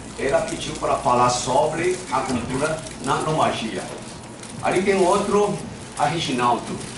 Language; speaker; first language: Portuguese; non-native, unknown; Chinese